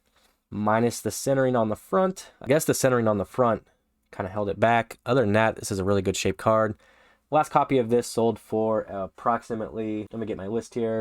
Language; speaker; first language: English; native; English